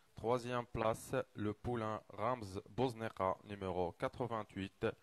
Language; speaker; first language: French; non-native, local second language; Arabic